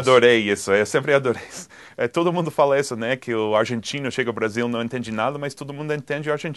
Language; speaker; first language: Portuguese; non-native, fluent; English